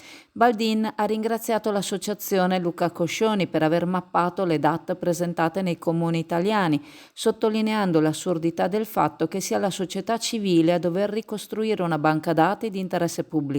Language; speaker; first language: Italian; native; Italian